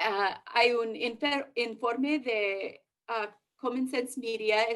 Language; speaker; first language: Spanish; early bilingual, heritage; English